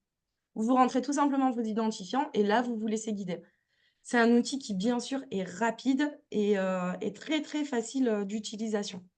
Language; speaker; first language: French; native; French